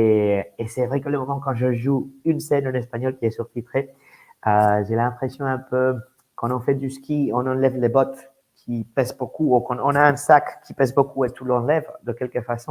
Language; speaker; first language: French; non-native, fluent; Spanish